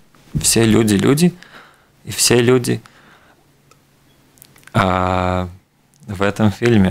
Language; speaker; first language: Russian; non-native, local second language; Latvian